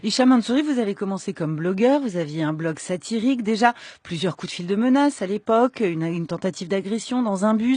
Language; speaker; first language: French; native; French